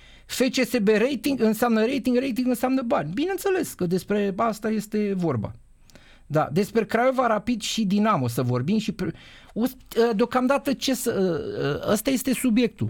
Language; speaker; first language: Romanian; native; Romanian